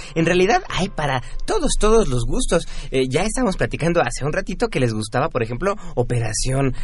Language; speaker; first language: Spanish; native; Spanish